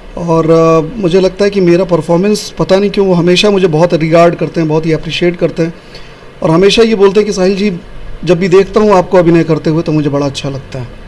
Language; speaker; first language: Hindi; non-native, local second language; Bhojpuri